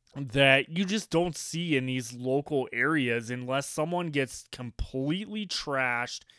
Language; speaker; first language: English; native; English